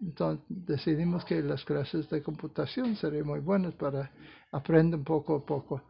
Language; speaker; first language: Spanish; non-native, fluent; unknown